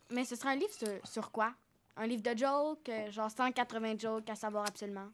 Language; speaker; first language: French; native; French